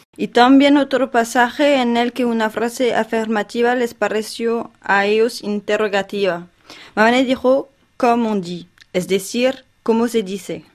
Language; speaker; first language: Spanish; non-native, fluent; French